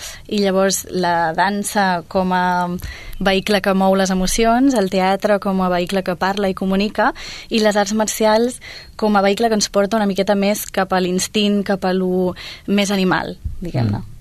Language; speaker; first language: Catalan; non-native, fluent; Finnish